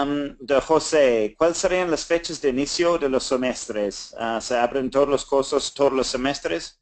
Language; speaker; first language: Spanish; non-native, fluent; English